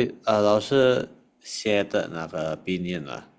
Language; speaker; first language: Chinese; non-native, learner; Indonesian